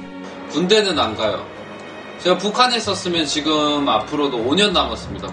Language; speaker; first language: Korean; native; Korean